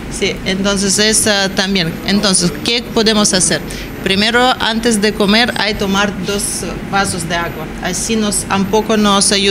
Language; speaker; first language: Spanish; non-native, learner; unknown